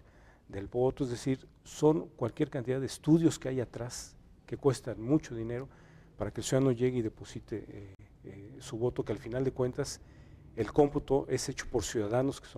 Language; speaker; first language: Spanish; native; Spanish